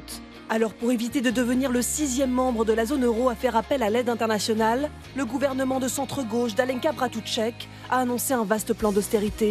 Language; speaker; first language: French; native; French